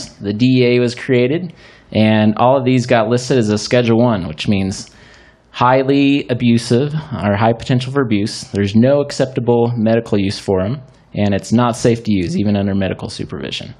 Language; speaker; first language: English; native; English